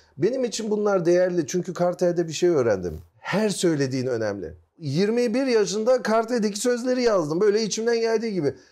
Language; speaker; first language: Turkish; early bilingual, heritage; Turkish